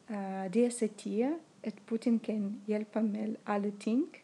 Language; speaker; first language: Danish; non-native, learner; Russian